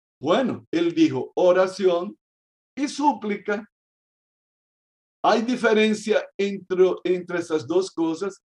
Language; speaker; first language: Spanish; non-native, fluent; Portuguese